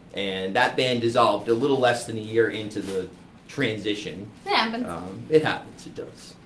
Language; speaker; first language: English; native; English